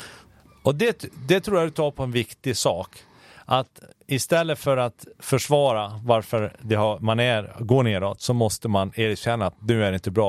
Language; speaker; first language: Swedish; native; Swedish